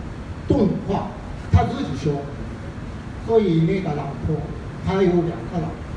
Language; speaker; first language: Chinese; non-native, fluent; Japanese